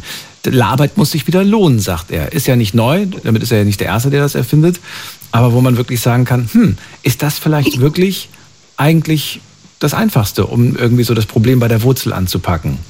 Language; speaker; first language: German; native; German